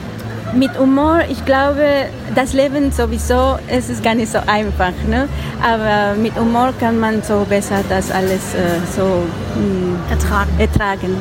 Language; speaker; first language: German; non-native, learner; Spanish